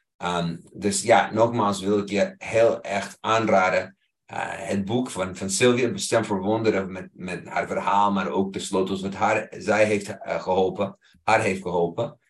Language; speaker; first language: Dutch; non-native, fluent; English